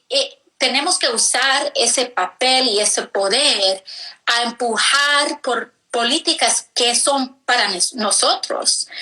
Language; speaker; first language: Spanish; early bilingual, heritage; English